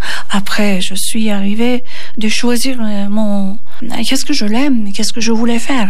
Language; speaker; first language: French; non-native, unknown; Turkish